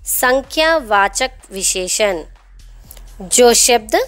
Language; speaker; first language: Hindi; non-native, local second language; Telugu